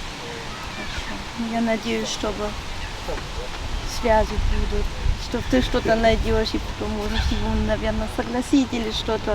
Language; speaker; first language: Russian; early bilingual, heritage; Russian